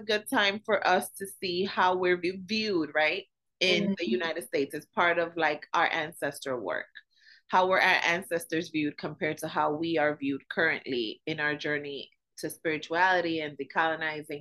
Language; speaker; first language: English; native; English